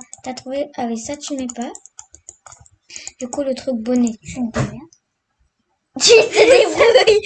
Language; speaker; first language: French; native; French